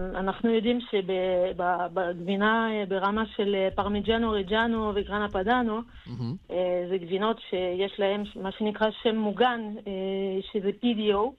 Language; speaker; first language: Hebrew; non-native, fluent; French